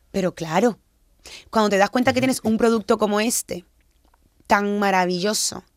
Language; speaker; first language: Spanish; native; Spanish